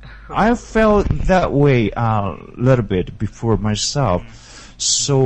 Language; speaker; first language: English; non-native, learner; Japanese